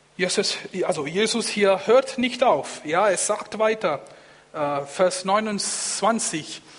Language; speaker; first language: German; non-native, fluent; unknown